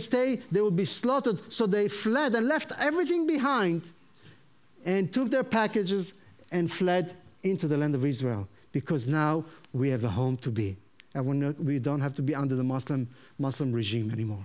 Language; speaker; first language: English; non-native, fluent; Hebrew